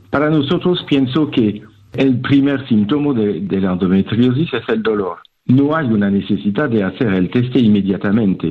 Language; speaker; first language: Spanish; non-native, fluent; French